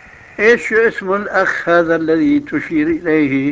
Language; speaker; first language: Arabic; native; Arabic